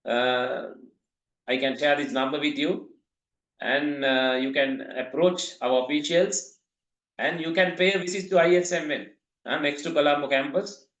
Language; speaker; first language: English; non-native, local second language; Sinhala